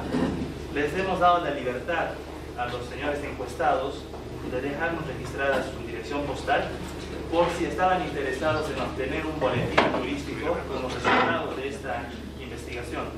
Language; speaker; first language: Spanish; native; Spanish